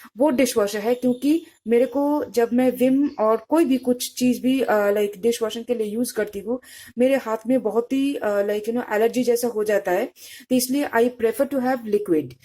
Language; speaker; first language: Hindi; non-native, local second language; Bangla